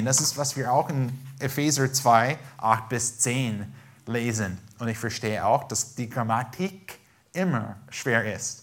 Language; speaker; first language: German; non-native, fluent; English